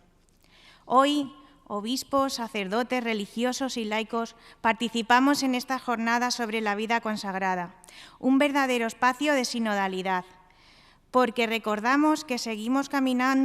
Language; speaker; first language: Spanish; native; Spanish